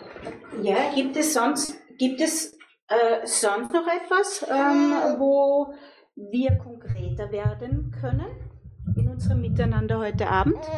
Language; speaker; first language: German; native; German